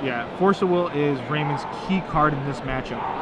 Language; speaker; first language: English; native; English